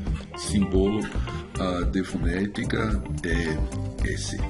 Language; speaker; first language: Portuguese; non-native, learner; English